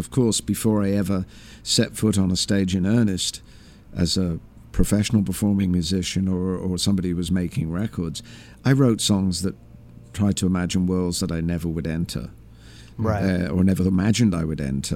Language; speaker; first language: English; native; English